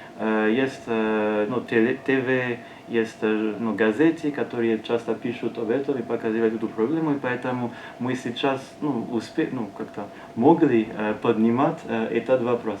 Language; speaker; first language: Russian; non-native, learner; French